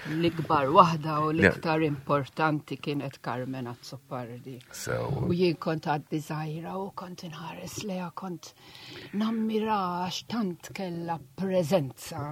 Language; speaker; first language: Maltese; non-native, local second language; Italian